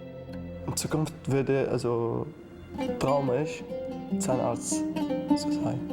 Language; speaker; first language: German; non-native, learner; Arabic